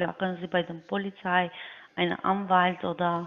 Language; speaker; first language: German; non-native, learner; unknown